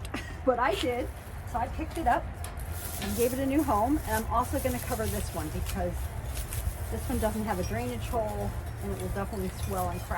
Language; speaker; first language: English; native; English